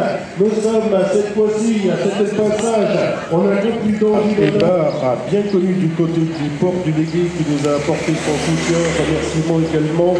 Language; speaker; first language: French; native; French